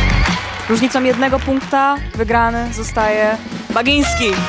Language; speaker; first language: Polish; native; Polish